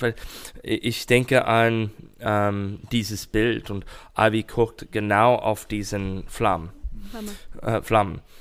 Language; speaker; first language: German; non-native, fluent; English